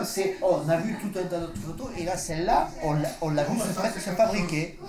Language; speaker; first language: French; native; French